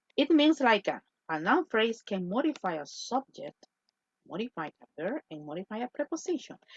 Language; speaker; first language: English; non-native, fluent; Spanish